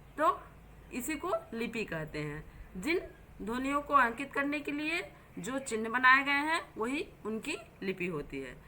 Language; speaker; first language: Hindi; native; Hindi